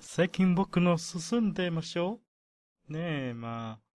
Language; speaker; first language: Japanese; non-native, learner; Chinese